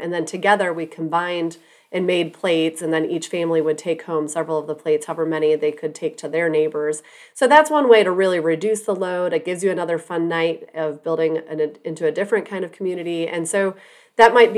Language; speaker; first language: English; native; English